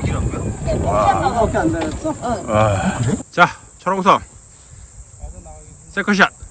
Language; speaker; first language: Korean; native; Korean